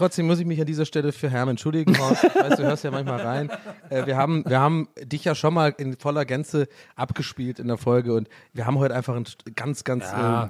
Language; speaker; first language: German; native; German